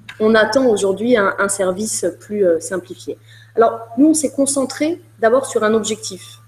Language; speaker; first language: French; native; French